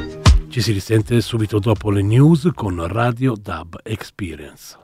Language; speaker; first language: Italian; native; Italian